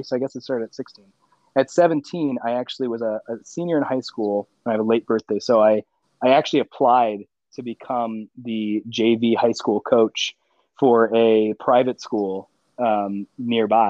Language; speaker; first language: English; native; English